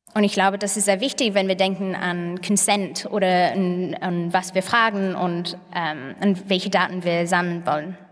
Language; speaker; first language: German; non-native, fluent; English